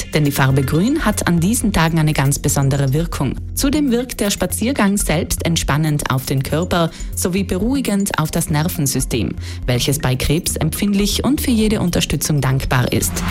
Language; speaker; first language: German; native; German